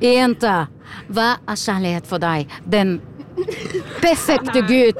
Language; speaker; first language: Norwegian; non-native, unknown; Portuguese